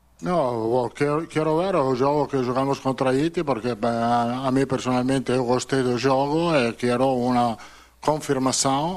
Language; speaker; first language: Portuguese; non-native, fluent; Italian